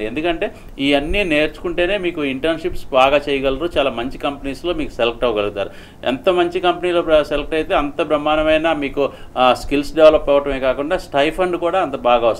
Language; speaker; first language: Telugu; native; Telugu